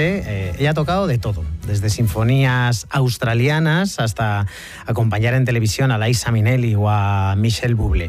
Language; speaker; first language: Spanish; native; Spanish